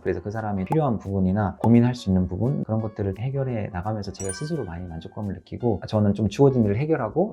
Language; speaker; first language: Korean; native; Korean